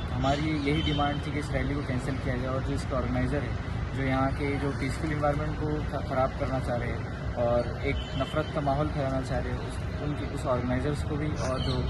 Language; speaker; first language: Urdu; native; Urdu